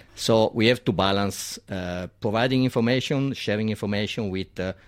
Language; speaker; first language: English; non-native, fluent; Italian